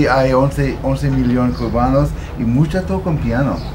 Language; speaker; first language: Spanish; non-native, learner; English